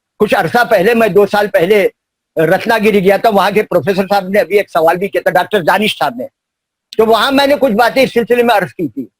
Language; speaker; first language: Urdu; native; Urdu